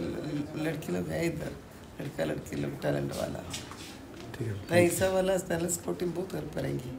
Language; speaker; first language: Hindi; non-native, local second language; Malayalam